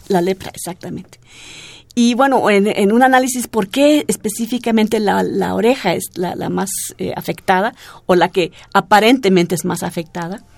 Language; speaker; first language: Spanish; non-native, fluent; German